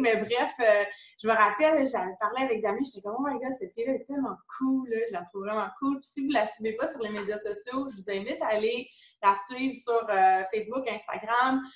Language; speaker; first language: French; native; French